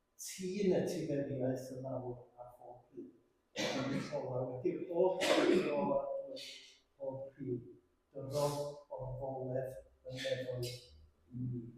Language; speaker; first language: Welsh; native; Welsh